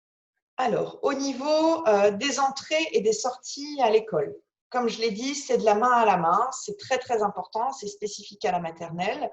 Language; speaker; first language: French; native; French